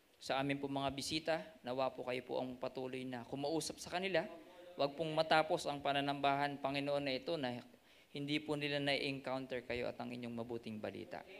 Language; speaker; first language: Filipino; native; Filipino